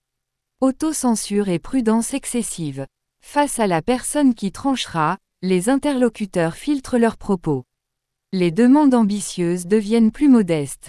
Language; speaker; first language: French; native; French